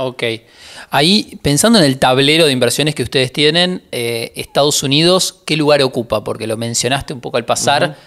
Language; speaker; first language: Spanish; native; Spanish